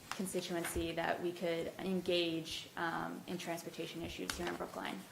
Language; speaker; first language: English; native; English